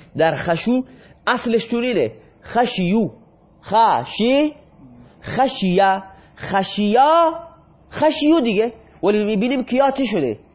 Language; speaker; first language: Persian; non-native, local second language; Baluchi